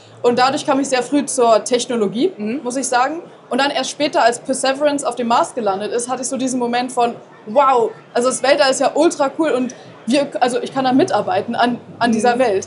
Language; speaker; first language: German; native; German